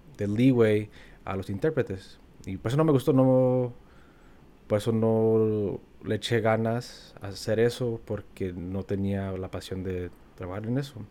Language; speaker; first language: Spanish; early bilingual, heritage; Spanish